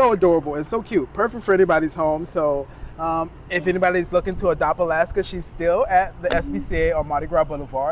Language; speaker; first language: English; native; English